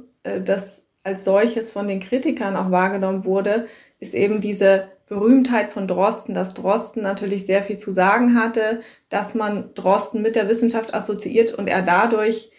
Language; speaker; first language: German; native; German